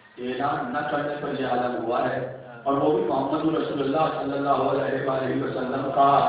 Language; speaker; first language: Urdu; native; Urdu